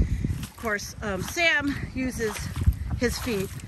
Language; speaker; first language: English; native; English